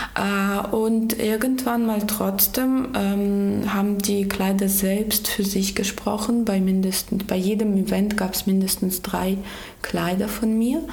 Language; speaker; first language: German; early bilingual, other home language; Georgian